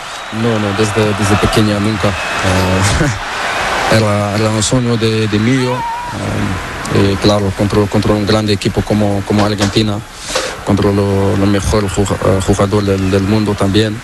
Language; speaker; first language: Spanish; non-native, learner; Portuguese